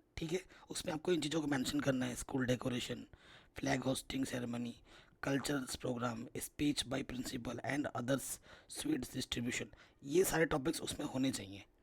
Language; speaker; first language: Hindi; native; Hindi